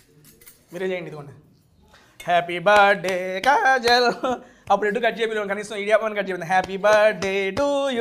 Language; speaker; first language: Telugu; native; Telugu